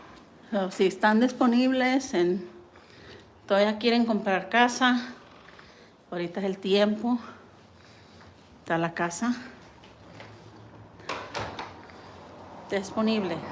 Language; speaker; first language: Spanish; early bilingual, heritage; Spanish